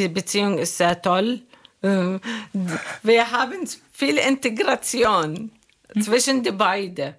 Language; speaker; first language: German; non-native, learner; Arabic